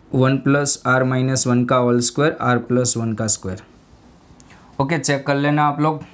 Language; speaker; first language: Hindi; non-native, local second language; Gujarati